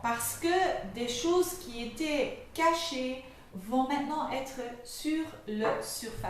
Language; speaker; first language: French; non-native, fluent; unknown